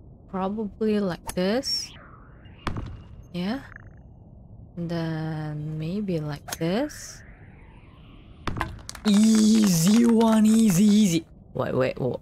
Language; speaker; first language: English; non-native, fluent; Indonesian